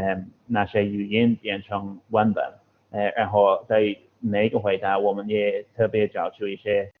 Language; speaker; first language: Chinese; non-native, fluent; English